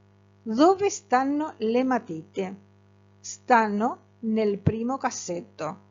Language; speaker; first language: Italian; non-native, fluent; Spanish